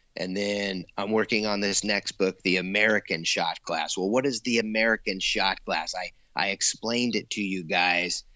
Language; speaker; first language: English; native; English